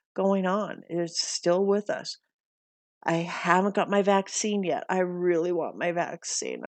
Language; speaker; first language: English; native; English